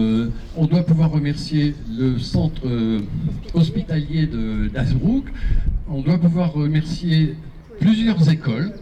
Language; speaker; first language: French; native; French